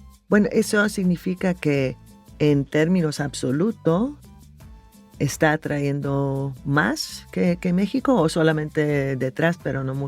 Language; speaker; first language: Spanish; non-native, fluent; English